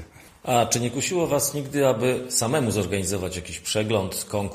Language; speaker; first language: Polish; native; Polish